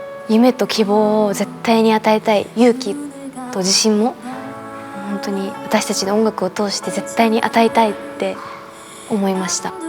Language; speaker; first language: Japanese; native; Japanese